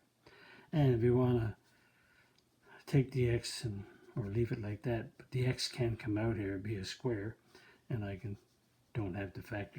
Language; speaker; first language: English; native; English